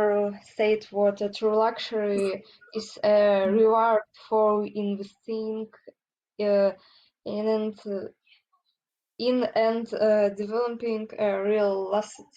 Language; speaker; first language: English; non-native, learner; Russian